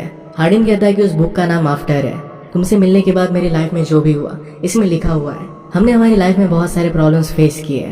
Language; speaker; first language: Hindi; native; Hindi